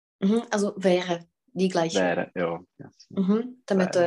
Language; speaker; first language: German; non-native, fluent; Czech